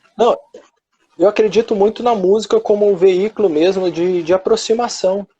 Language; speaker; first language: Portuguese; native; Portuguese